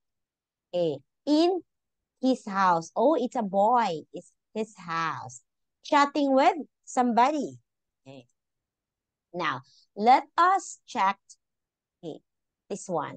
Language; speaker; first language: English; non-native, local second language; Filipino